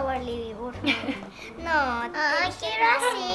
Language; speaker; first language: Spanish; early bilingual, other home language; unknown